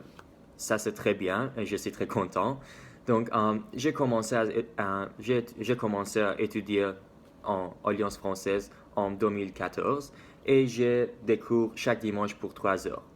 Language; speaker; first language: French; non-native, learner; Persian